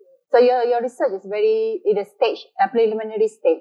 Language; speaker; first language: English; non-native, local second language; Malay